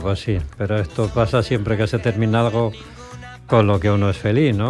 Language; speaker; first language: Spanish; native; Spanish